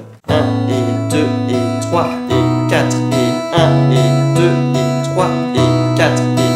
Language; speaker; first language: French; native; French